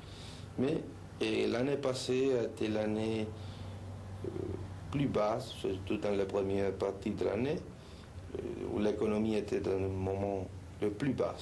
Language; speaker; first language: French; non-native, learner; Spanish